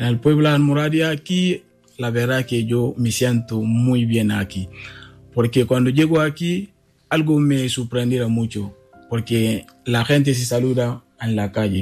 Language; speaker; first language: Spanish; non-native, learner; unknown